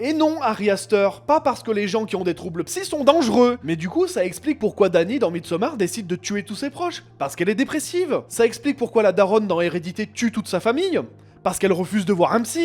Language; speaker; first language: French; native; French